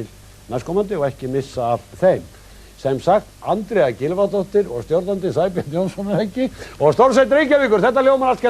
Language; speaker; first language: Icelandic; native; Icelandic